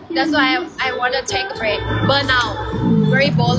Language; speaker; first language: English; non-native, learner; Thai